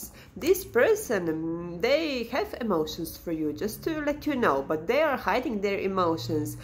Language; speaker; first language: English; non-native, fluent; Serbian